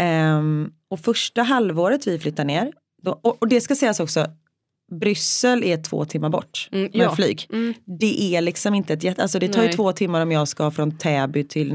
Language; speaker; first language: Swedish; native; Swedish